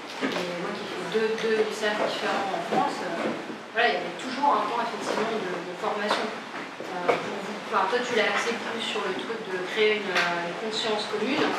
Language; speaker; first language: French; native; French